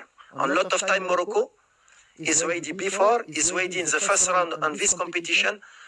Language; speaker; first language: English; non-native, learner; French